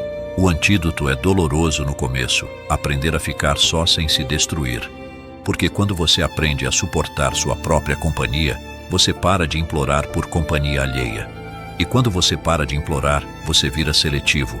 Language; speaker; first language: Portuguese; native; Portuguese